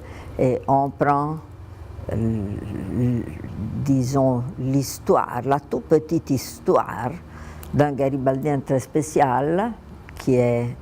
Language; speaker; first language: French; non-native, fluent; Italian